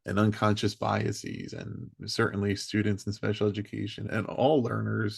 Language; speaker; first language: English; native; English